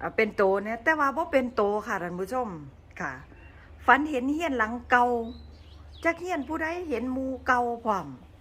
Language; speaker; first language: Thai; native; Thai